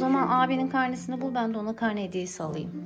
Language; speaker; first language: Turkish; native; Turkish